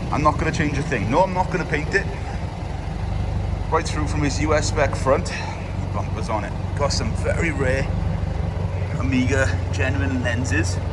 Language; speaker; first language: English; native; English